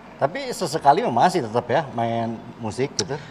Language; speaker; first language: Indonesian; native; Indonesian